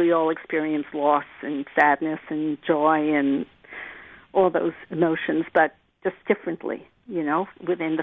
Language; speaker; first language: English; native; English